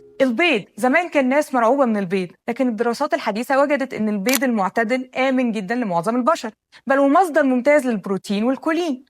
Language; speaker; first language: Arabic; native; Arabic